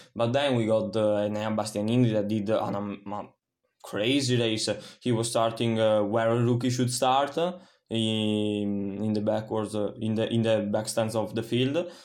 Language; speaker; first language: English; non-native, fluent; Italian